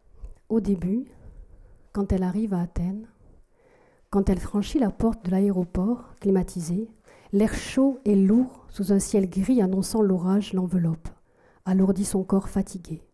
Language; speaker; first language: French; native; French